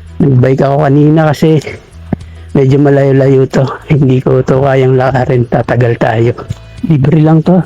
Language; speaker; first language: Filipino; native; Filipino